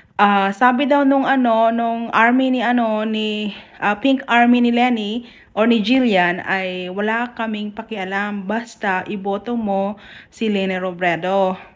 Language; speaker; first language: Filipino; non-native, local second language; Cebuano